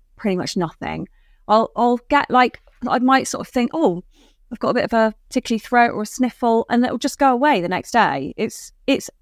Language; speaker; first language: English; native; English